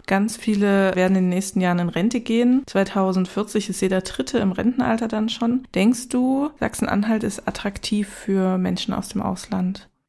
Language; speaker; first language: German; native; German